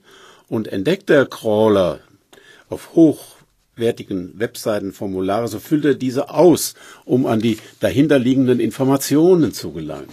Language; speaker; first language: German; native; German